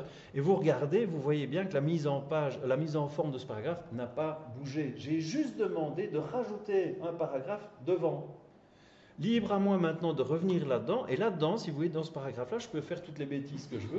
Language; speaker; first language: French; native; French